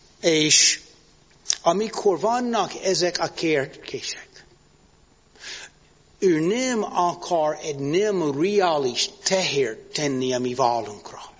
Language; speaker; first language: Hungarian; non-native, learner; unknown